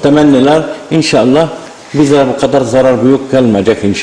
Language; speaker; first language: Turkish; non-native, learner; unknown